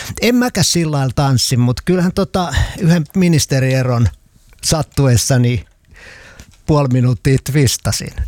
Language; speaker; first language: Finnish; native; Finnish